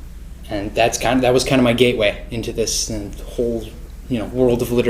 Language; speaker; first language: English; native; English